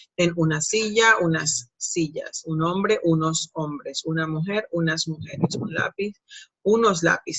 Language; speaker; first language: Spanish; non-native, fluent; English